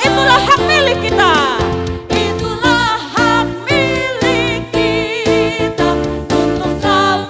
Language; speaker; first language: Indonesian; native; Indonesian